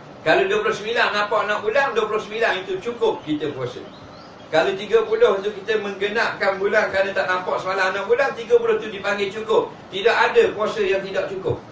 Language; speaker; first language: Malay; native; Malay